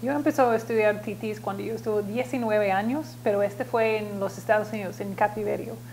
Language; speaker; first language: Spanish; non-native, learner; English